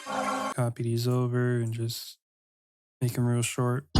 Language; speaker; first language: English; native; English